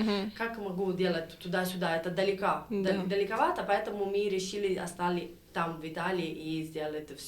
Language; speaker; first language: Russian; non-native, learner; Italian